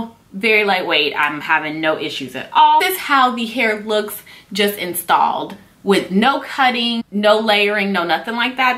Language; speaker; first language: English; native; English